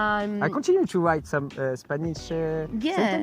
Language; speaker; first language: English; non-native, fluent; French